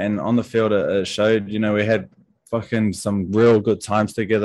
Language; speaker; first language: English; native; English